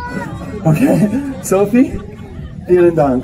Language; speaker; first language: German; non-native, learner; English